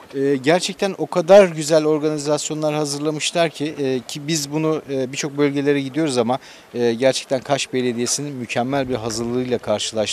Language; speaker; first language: Turkish; native; Turkish